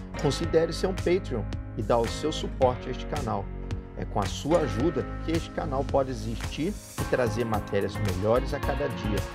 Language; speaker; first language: Portuguese; early bilingual, other home language; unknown